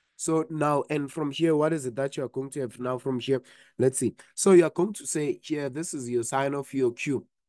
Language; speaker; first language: English; non-native, local second language; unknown